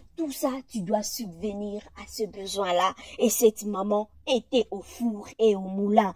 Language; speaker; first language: French; non-native, local second language; Lingala